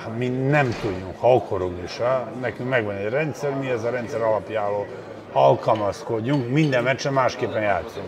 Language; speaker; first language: Hungarian; non-native, fluent; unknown